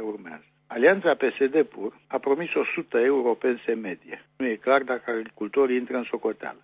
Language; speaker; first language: Romanian; native; Romanian